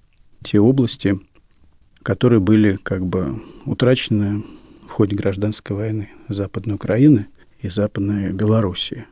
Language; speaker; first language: Russian; native; Russian